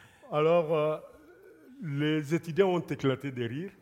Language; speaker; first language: French; non-native, local second language; Lingala